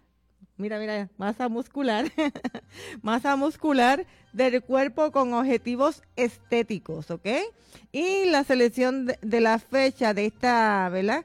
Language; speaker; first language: Spanish; native; Spanish